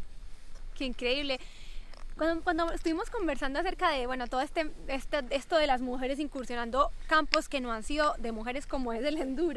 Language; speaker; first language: Spanish; native; Spanish